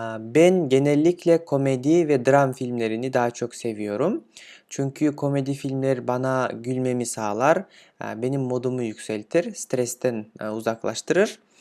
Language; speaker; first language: Turkish; non-native, fluent; Kyrgyz